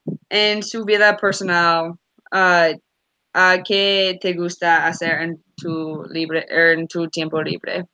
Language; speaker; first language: Spanish; non-native, learner; English